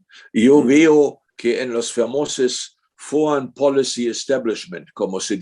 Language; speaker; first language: Spanish; non-native, fluent; German